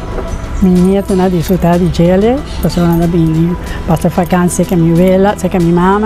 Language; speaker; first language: Dutch; non-native, local second language; Papiamento